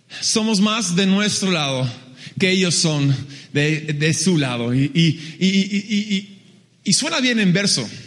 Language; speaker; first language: Spanish; early bilingual, other home language; English